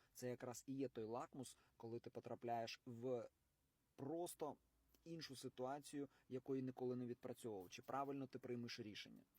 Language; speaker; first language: Ukrainian; non-native, local second language; Russian